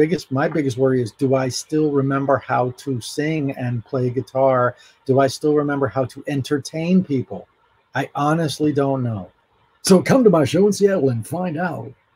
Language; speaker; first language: English; native; English